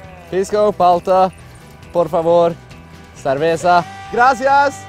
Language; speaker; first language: Spanish; non-native, learner; English